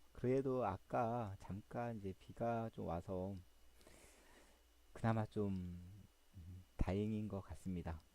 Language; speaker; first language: Korean; native; Korean